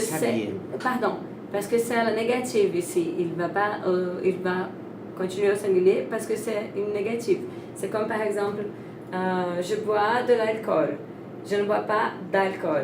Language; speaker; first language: French; non-native, fluent; Portuguese